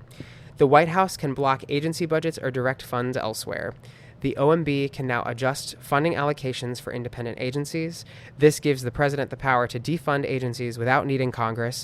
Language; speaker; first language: English; native; English